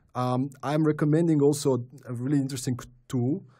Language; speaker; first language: English; non-native, fluent; Bulgarian